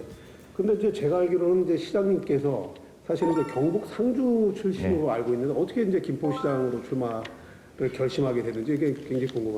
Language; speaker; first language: Korean; native; Korean